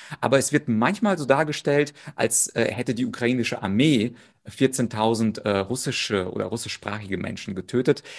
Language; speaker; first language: German; early bilingual, other home language; Russian